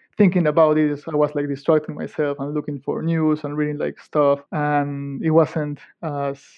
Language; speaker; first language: English; non-native, fluent; Spanish